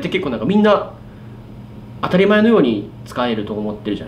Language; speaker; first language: Japanese; native; Japanese